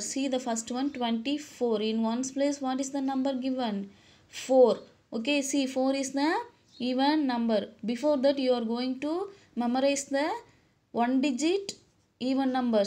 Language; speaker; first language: English; non-native, local second language; Tamil